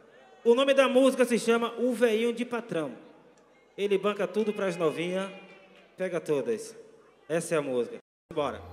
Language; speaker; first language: Portuguese; native; Portuguese